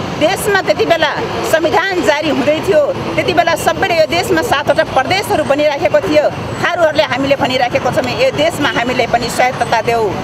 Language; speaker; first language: Nepali; non-native, local second language; Dangaura Tharu